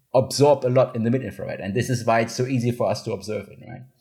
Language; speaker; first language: English; non-native, fluent; German